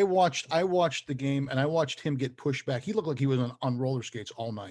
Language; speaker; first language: English; native; English